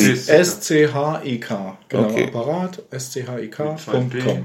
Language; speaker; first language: German; native; German